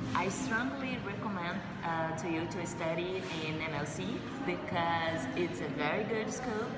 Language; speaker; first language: English; non-native, learner; Portuguese